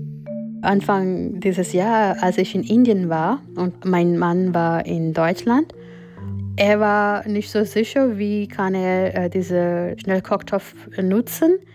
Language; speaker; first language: German; non-native, fluent; Gujarati